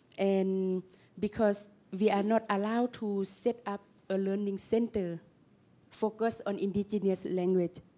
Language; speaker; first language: English; non-native, learner; Lao